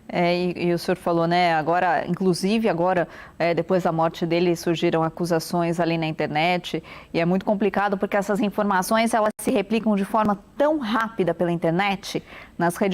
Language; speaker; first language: Portuguese; native; Portuguese